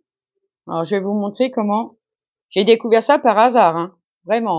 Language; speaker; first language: French; native; French